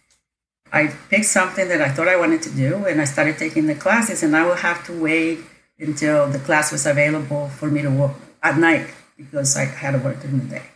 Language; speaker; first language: English; non-native, fluent; Spanish